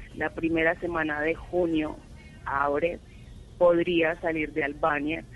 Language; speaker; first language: Spanish; native; Spanish